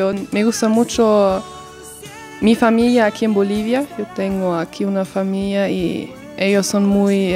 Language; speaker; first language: Spanish; non-native, learner; German